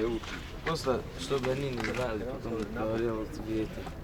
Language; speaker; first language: Russian; non-native, local second language; Tajik